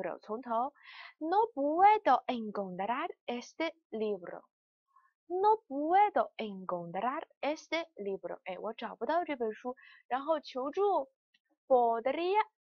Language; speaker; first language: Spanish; non-native, fluent; Chinese